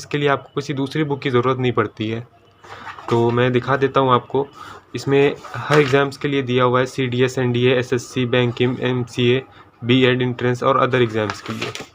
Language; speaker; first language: Hindi; native; Hindi